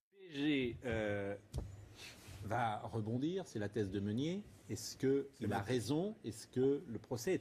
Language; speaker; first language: French; native; French